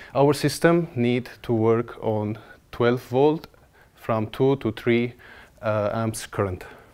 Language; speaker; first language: English; non-native, fluent; Armenian